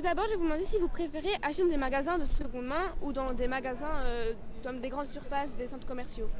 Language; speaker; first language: French; native; French